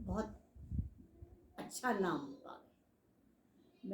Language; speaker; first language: Urdu; native; Urdu